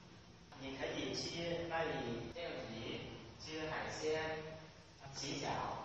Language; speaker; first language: Chinese; non-native, learner; Vietnamese